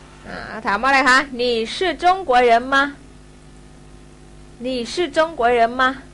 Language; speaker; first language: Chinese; non-native, fluent; Thai